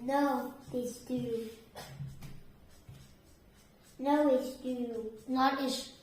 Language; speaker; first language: English; non-native, learner; Danish